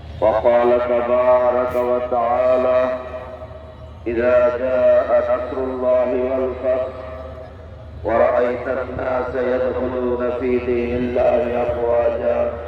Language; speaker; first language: Arabic; non-native, fluent; Bangla